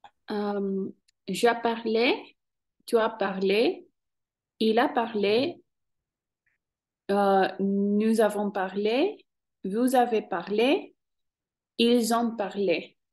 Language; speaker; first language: French; non-native, learner; Spanish